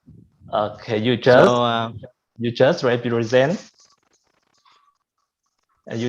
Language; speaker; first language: English; non-native, fluent; Vietnamese